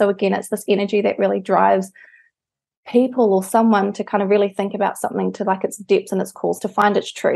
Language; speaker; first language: English; native; English